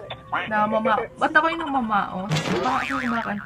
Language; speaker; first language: Filipino; native; Filipino